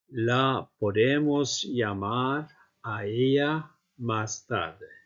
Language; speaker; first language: Spanish; non-native, fluent; Icelandic